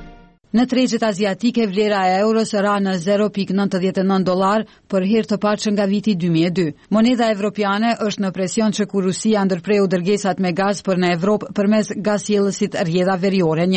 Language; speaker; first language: Albanian; native; Albanian